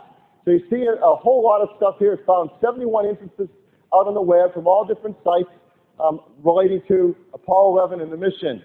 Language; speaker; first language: English; native; English